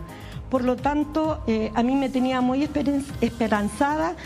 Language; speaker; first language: Spanish; native; Spanish